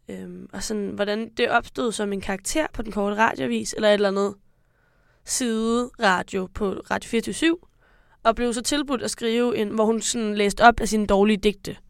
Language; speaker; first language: Danish; native; Danish